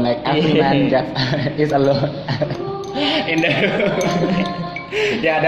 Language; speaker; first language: English; non-native, fluent; Indonesian